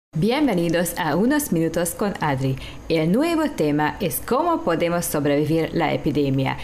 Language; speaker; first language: Spanish; non-native, learner; Hungarian